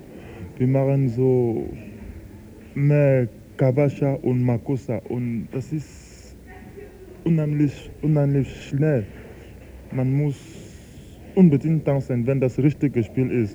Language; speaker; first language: German; non-native, fluent; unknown